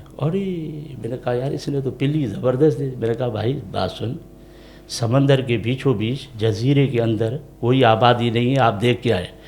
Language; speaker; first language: Urdu; non-native, local second language; Sindhi